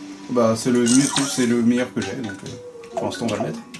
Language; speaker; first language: French; native; French